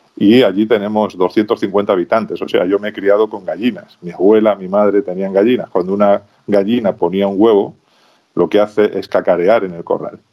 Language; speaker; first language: Spanish; native; Spanish